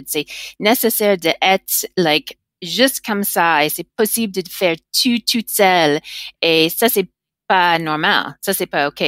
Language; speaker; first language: French; non-native, learner; English